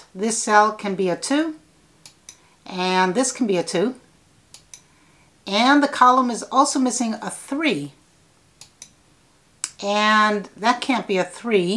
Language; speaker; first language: English; native; English